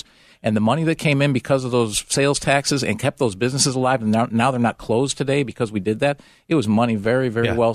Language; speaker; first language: English; native; English